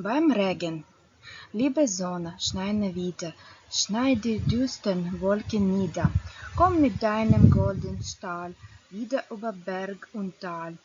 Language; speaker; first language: German; non-native, fluent; Ukrainian